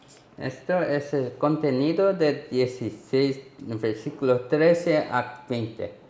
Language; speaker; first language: Spanish; non-native, learner; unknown